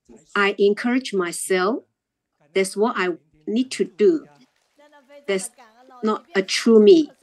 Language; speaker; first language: English; non-native, learner; Chinese